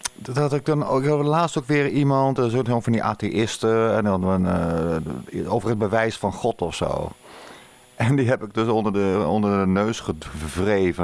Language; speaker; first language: Dutch; native; Dutch